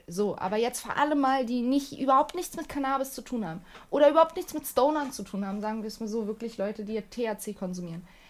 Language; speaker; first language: German; early bilingual, other home language; Turkish